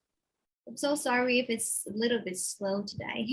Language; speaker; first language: English; non-native, fluent; Thai